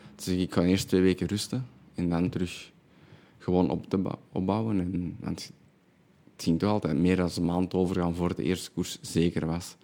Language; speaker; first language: Dutch; native; Dutch